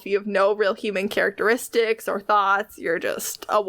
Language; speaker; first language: English; native; English